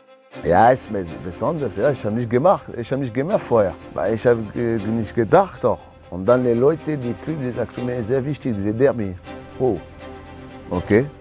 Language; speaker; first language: German; non-native, learner; French